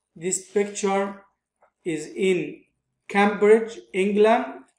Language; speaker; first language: English; non-native, fluent; Arabic